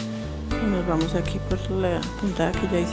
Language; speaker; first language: Spanish; native; Spanish